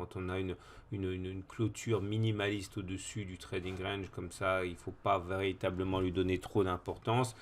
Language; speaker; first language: French; native; French